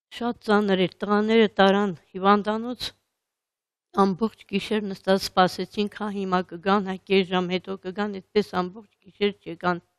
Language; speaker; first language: Armenian; native; Armenian